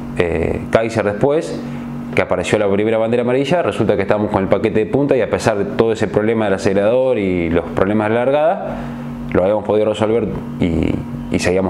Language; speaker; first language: Spanish; native; Spanish